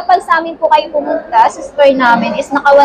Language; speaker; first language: Filipino; native; Filipino